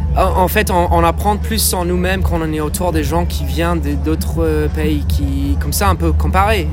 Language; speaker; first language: French; non-native, fluent; English